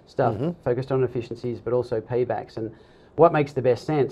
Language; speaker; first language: English; native; English